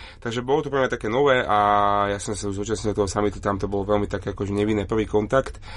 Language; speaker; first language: Slovak; native; Slovak